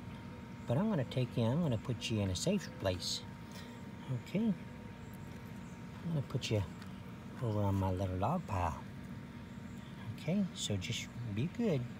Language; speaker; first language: English; native; English